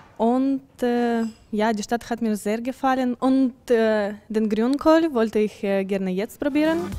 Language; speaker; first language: German; non-native, fluent; Russian